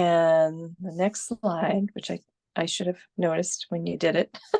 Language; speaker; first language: English; native; English